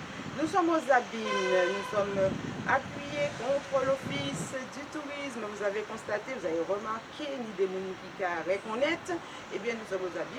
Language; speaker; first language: French; native; French